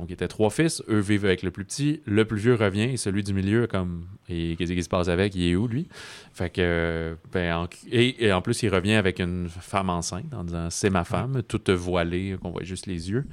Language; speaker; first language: French; native; French